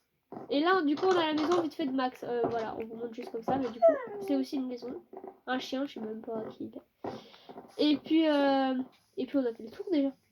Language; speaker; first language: French; native; French